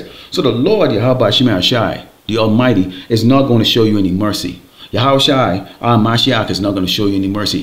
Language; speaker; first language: English; native; English